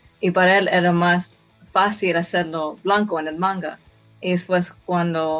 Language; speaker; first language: Spanish; early bilingual, heritage; Spanish